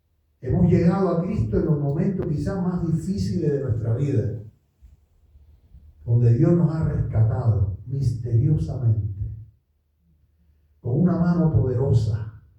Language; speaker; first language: Spanish; native; Spanish